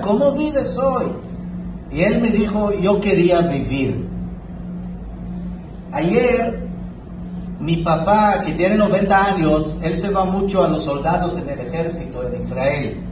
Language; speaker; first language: Spanish; non-native, fluent; Hebrew